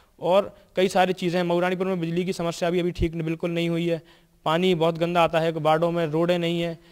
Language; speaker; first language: Hindi; native; Hindi